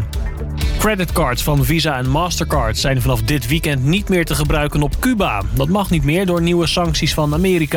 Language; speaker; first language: Dutch; native; Dutch